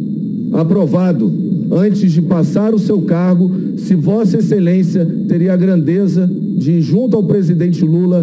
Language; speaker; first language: Portuguese; native; Portuguese